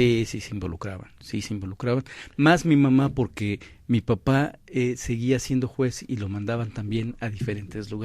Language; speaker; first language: Spanish; native; Spanish